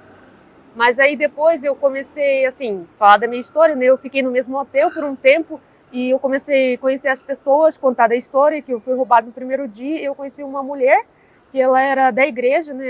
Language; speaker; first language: Portuguese; non-native, fluent; Russian